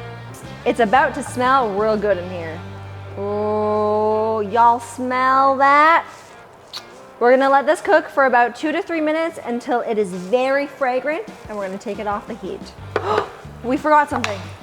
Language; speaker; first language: English; native; English